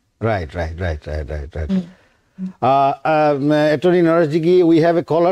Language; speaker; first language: English; non-native, local second language; Bangla